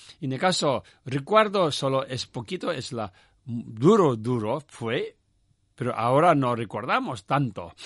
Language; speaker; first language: Spanish; non-native, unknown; Tibetan